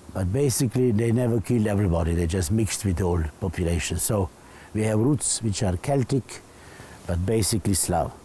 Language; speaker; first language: English; non-native, fluent; Slovenian